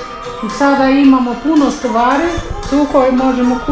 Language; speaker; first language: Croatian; non-native, learner; Portuguese